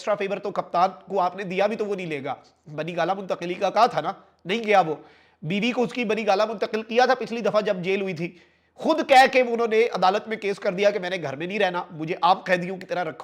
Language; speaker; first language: Urdu; native; Urdu